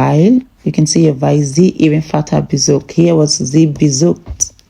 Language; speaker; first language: German; non-native, fluent; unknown